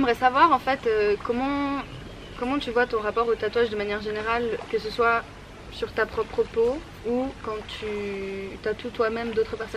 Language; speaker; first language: French; native; French